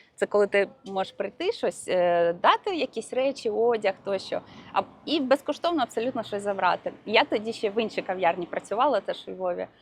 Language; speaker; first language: Ukrainian; non-native, local second language; Russian